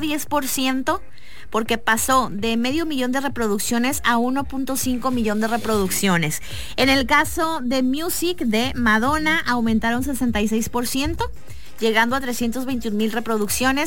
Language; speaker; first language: Spanish; native; Spanish